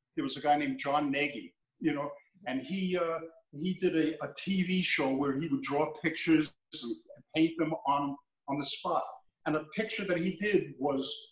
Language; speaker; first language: English; native; English